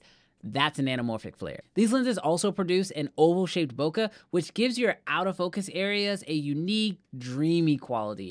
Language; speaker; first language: English; native; English